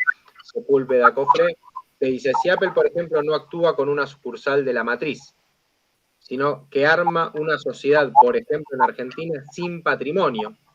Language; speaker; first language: Spanish; native; Spanish